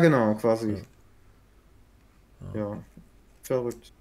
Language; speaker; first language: German; native; German